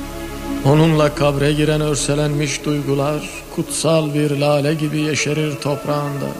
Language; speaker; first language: Turkish; native; Turkish